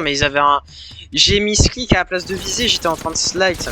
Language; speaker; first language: French; native; French